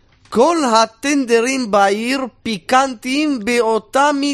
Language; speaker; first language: Hebrew; native; Hebrew